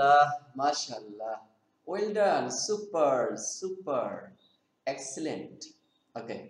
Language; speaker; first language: English; non-native, fluent; Bangla